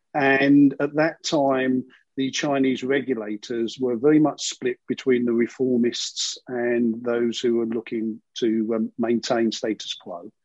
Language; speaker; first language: English; native; English